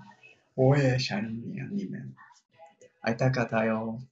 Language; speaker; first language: Chinese; non-native, learner; Japanese